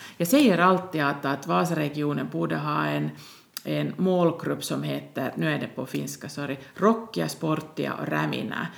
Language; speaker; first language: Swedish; native; Swedish